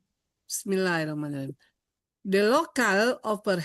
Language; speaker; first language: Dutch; non-native, learner; Indonesian